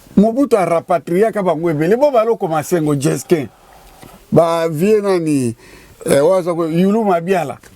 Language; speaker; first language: Lingala; native; Lingala